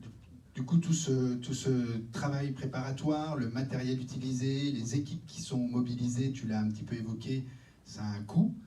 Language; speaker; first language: French; native; French